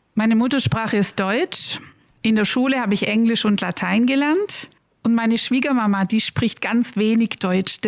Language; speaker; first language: German; native; German